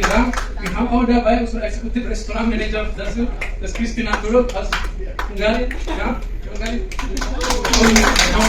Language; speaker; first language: German; non-native, learner; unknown